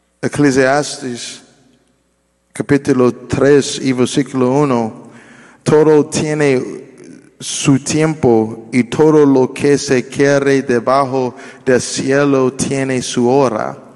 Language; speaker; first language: Spanish; non-native, learner; English